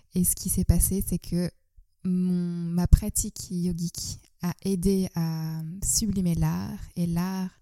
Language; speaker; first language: French; non-native, fluent; Turkish